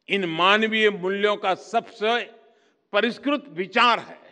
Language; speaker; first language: Hindi; non-native, local second language; Gujarati